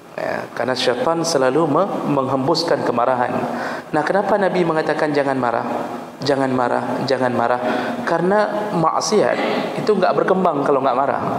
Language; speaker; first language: Malay; non-native, local second language; Achinese